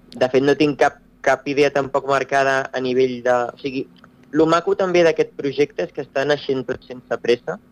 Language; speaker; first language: Catalan; native; Catalan